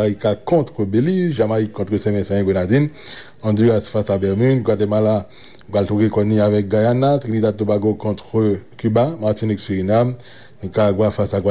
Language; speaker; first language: French; non-native, local second language; Haitian Creole